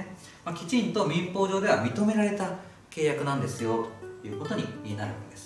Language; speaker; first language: Japanese; native; Japanese